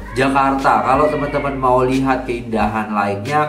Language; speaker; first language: Indonesian; native; Indonesian